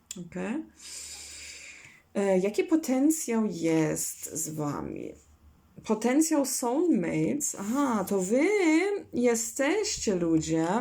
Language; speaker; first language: Polish; non-native, learner; German